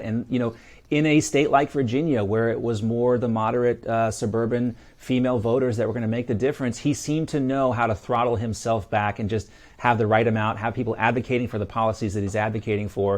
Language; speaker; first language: English; native; English